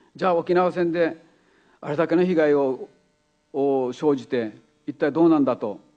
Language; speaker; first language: Japanese; native; Japanese